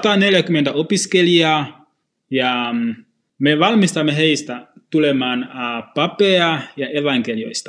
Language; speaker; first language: Finnish; non-native, fluent; Swahili